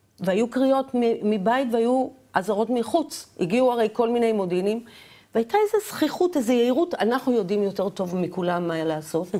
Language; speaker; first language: Hebrew; native; Hebrew